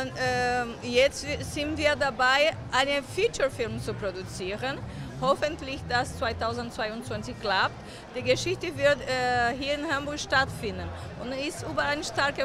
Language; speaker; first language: German; non-native, fluent; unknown